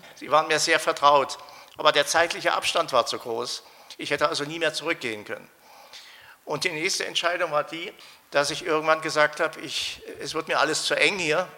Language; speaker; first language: German; native; German